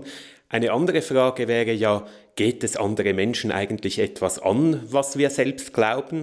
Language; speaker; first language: German; native; German